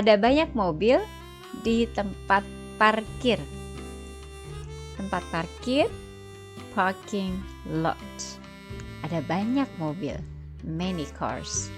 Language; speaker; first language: Indonesian; native; Indonesian